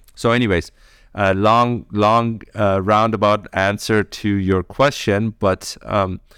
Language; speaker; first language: English; early bilingual, other home language; Persian